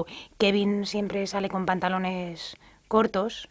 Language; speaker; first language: Spanish; native; Spanish